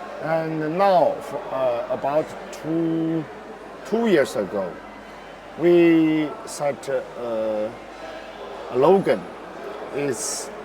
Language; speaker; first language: English; non-native, learner; Chinese